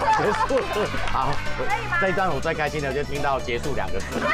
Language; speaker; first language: Chinese; native; Chinese